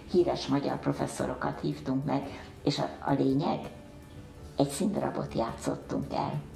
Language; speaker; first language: Hungarian; early bilingual, heritage; Hungarian